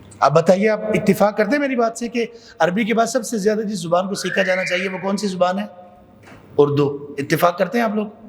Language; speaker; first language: Urdu; non-native, local second language; Punjabi